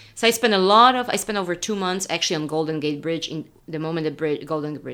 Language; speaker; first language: English; non-native, fluent; Polish